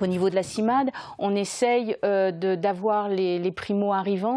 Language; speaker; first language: French; native; French